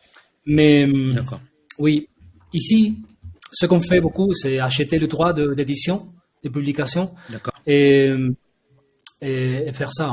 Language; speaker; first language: French; non-native, fluent; Spanish